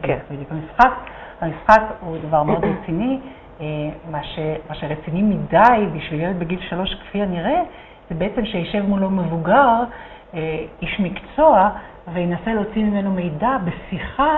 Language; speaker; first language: Hebrew; native; Hebrew